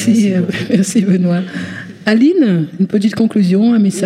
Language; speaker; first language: French; native; French